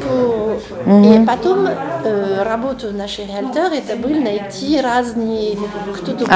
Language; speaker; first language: Russian; non-native, learner; French